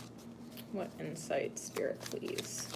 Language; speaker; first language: English; native; English